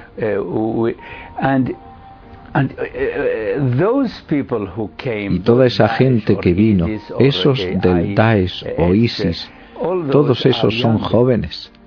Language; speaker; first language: Spanish; non-native, fluent; Arabic